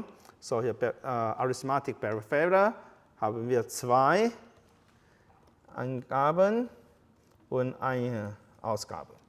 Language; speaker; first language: German; non-native, fluent; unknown